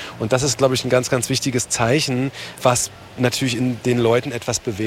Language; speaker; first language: German; native; German